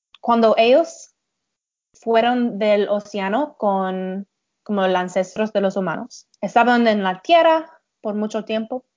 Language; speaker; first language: Spanish; non-native, learner; English